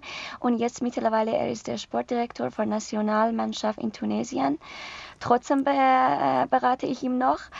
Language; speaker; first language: German; non-native, learner; Persian